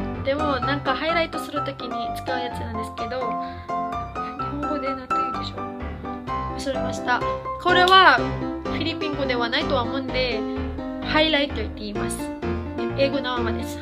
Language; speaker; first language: Japanese; non-native, fluent; Filipino